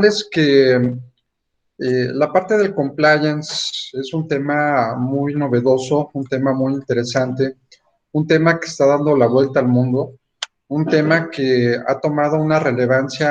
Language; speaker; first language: Spanish; native; Spanish